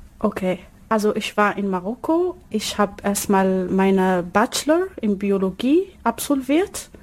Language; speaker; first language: German; non-native, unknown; Arabic